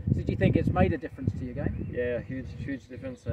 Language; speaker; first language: English; early bilingual, other home language; Spanish